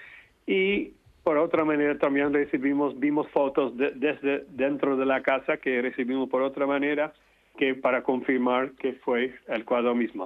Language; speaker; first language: Spanish; non-native, fluent; Dutch